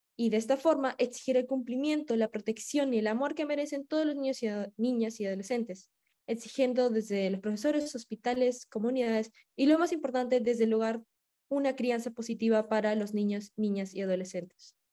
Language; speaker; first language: Spanish; native; Spanish